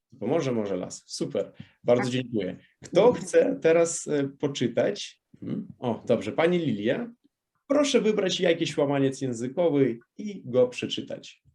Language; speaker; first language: Polish; non-native, fluent; Russian